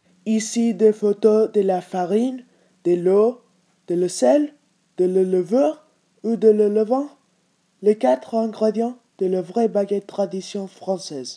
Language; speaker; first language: French; non-native, learner; Spanish